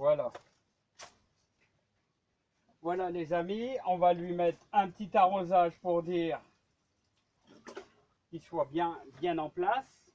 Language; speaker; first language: French; native; French